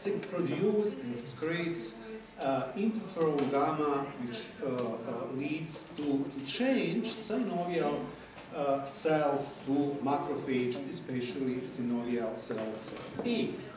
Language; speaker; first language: English; non-native, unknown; Serbian